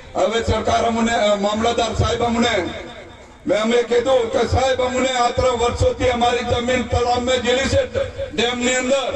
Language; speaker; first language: Gujarati; non-native, local second language; Rathawi